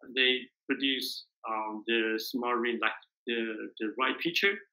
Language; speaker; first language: English; non-native, learner; Chinese